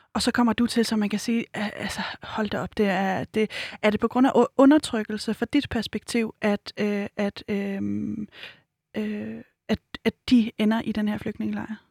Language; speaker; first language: Danish; native; Danish